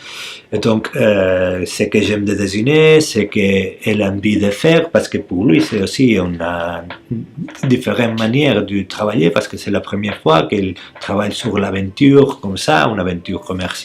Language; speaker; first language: French; non-native, learner; Spanish